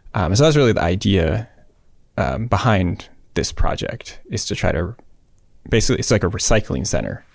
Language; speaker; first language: English; native; English